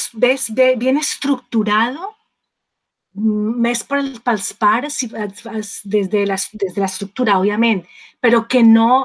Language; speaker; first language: Catalan; non-native, fluent; Spanish